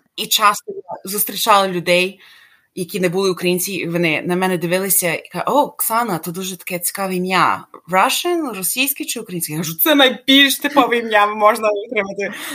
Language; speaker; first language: Ukrainian; early bilingual, heritage; Ukrainian